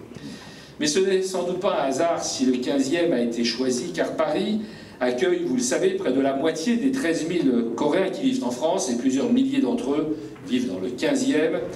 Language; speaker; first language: French; native; French